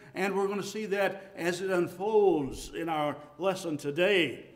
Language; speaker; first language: English; native; English